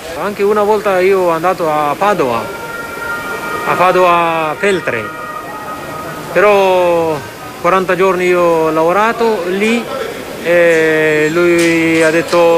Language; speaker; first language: Italian; non-native, learner; Persian